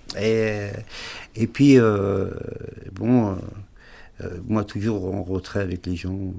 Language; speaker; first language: French; early bilingual, other home language; Arabic